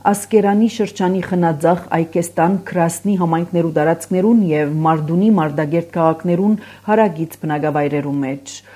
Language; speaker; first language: Armenian; early bilingual, heritage; Armenian